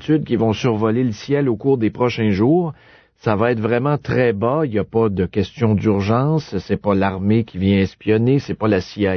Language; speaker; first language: French; native; French